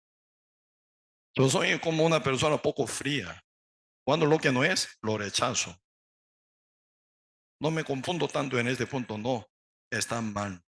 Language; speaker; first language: Spanish; non-native, learner; Korean